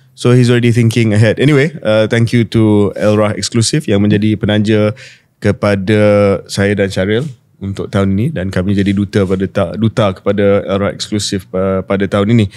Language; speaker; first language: Malay; native; Malay